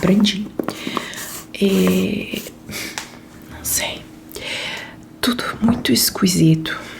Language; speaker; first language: Portuguese; non-native, fluent; Italian